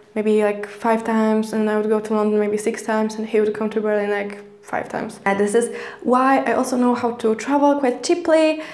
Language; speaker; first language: English; non-native, fluent; Polish